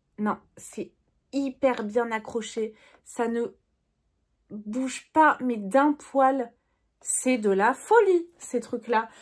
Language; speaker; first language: French; native; French